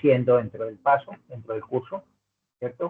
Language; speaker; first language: Spanish; native; Spanish